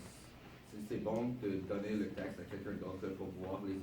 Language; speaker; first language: French; non-native, local second language; English